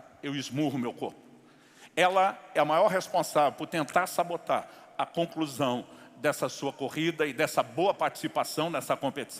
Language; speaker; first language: Portuguese; native; Portuguese